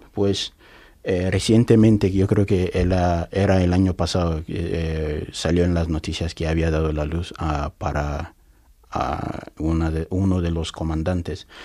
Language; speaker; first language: Spanish; non-native, fluent; Igbo